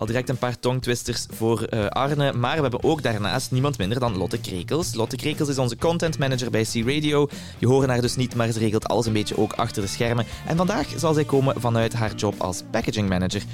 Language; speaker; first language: Dutch; native; Dutch